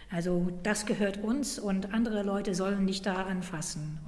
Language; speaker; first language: German; non-native, fluent; English